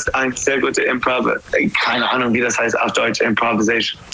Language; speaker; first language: German; non-native, learner; English